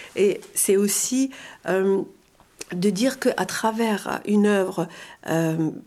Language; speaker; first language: French; non-native, fluent; Persian